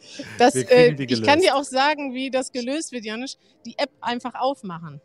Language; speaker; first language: German; native; German